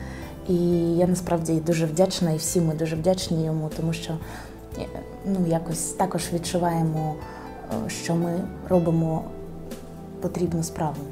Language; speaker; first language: Ukrainian; native; Ukrainian